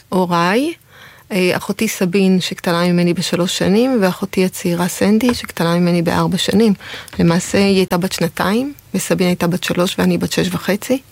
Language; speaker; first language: Hebrew; early bilingual, heritage; French